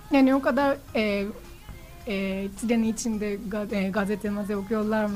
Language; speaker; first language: Turkish; non-native, learner; Japanese